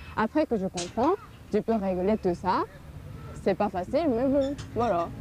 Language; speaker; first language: French; non-native, learner; Japanese